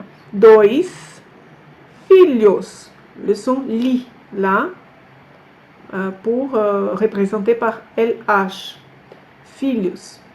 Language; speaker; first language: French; non-native, fluent; Portuguese